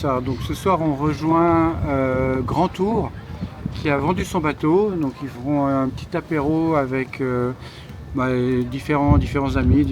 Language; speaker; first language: French; native; French